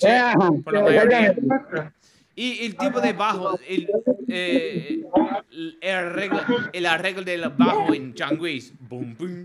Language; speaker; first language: Spanish; non-native, learner; English